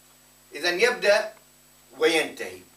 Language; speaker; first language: Arabic; non-native, fluent; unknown